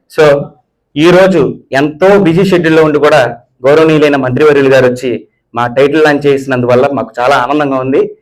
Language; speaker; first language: Telugu; native; Telugu